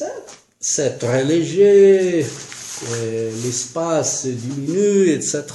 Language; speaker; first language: French; non-native, learner; Portuguese